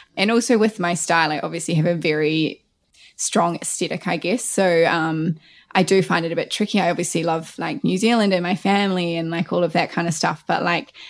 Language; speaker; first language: English; native; English